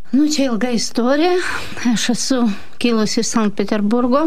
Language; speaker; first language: Lithuanian; non-native, fluent; Russian